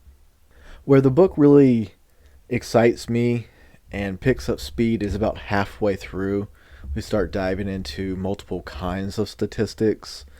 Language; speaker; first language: English; native; English